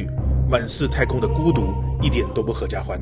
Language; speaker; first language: Chinese; native; Chinese